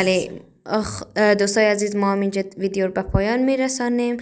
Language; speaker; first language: Persian; early bilingual, heritage; Persian